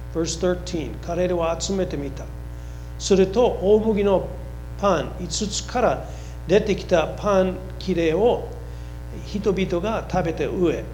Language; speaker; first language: Japanese; non-native, fluent; English